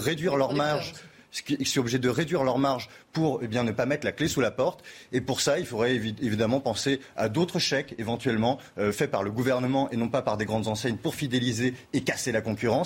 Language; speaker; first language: French; native; French